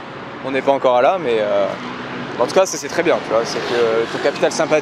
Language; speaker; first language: French; native; French